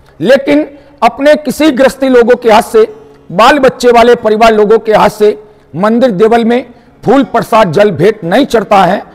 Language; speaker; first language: Hindi; non-native, local second language; Marathi